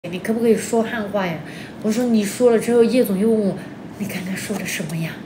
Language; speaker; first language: Chinese; non-native, local second language; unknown